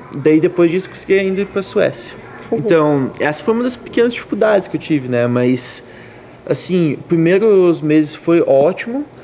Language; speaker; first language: Portuguese; native; Portuguese